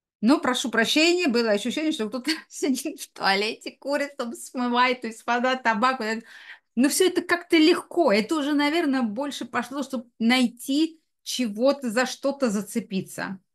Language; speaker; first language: Russian; native; Russian